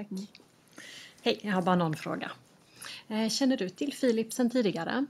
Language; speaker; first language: Swedish; native; Swedish